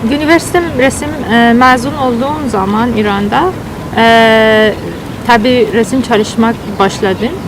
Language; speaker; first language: Turkish; non-native, learner; Persian